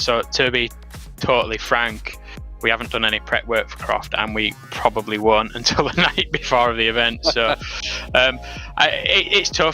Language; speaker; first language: English; native; English